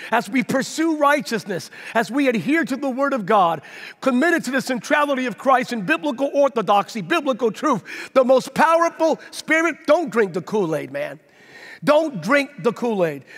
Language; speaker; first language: English; native; English